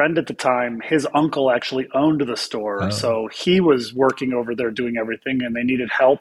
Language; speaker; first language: English; native; English